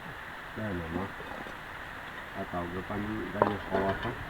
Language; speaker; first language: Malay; non-native, local second language; Sundanese